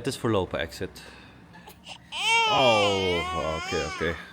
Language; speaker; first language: Dutch; early bilingual, other home language; Filipino